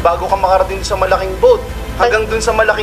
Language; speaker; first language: Filipino; native; Filipino